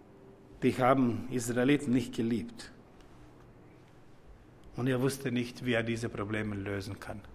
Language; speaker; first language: German; non-native, fluent; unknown